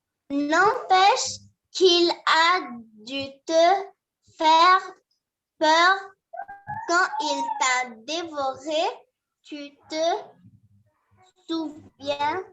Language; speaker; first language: French; non-native, learner; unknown